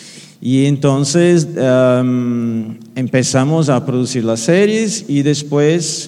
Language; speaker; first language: Spanish; non-native, fluent; Portuguese